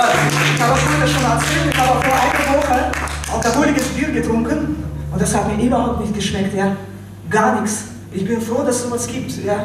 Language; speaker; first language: German; non-native, fluent; Russian